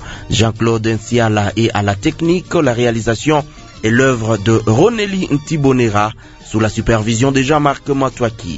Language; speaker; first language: French; non-native, local second language; Lingala